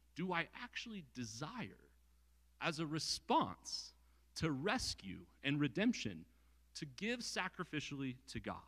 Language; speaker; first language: English; native; English